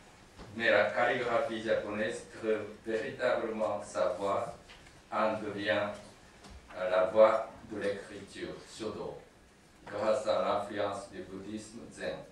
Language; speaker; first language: French; non-native, fluent; Japanese